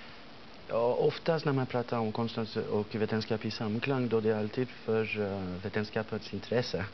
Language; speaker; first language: Swedish; non-native, fluent; French